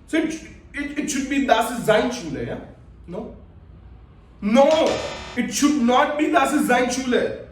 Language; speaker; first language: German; non-native, fluent; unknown